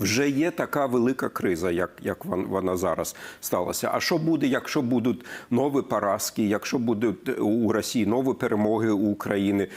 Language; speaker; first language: Ukrainian; non-native, fluent; German